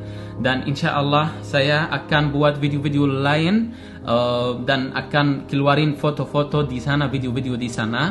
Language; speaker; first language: Indonesian; non-native, learner; Arabic